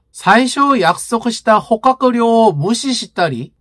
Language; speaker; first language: Japanese; non-native, fluent; Korean